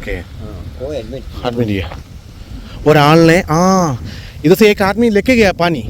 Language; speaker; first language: Hindi; non-native, learner; Malayalam